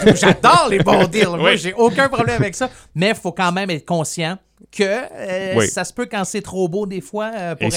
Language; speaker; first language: French; native; French